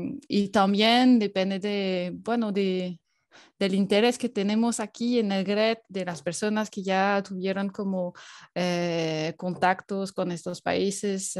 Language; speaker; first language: Spanish; non-native, fluent; French